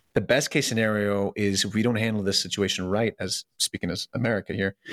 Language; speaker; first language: English; early bilingual, other home language; Russian